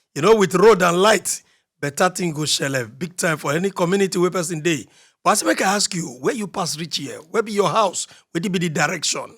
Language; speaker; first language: Nigerian Pidgin; native; Nigerian Pidgin